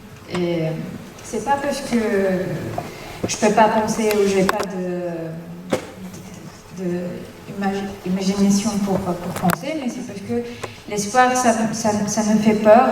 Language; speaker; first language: French; non-native, fluent; Arabic